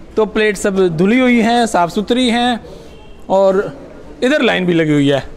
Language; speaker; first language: Hindi; native; Hindi